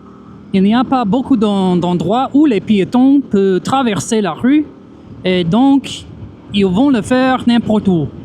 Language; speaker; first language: French; non-native, fluent; English